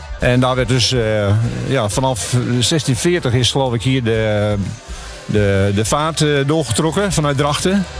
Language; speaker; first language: Dutch; native; Dutch